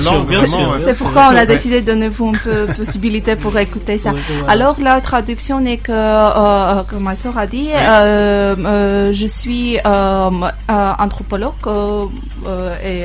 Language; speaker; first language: French; non-native, learner; Armenian